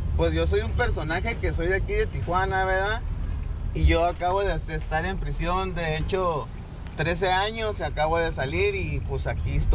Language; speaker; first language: Spanish; native; Spanish